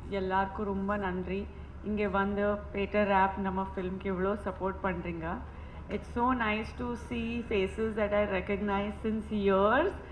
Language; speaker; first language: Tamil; non-native, fluent; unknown